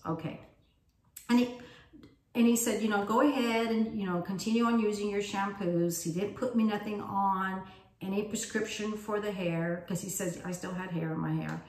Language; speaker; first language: English; native; English